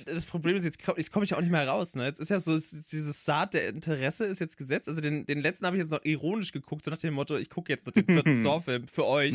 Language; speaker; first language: German; native; German